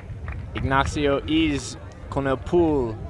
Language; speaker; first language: Spanish; non-native, learner; English